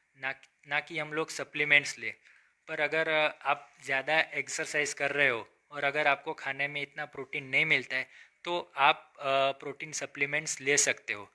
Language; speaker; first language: Hindi; non-native, local second language; Gujarati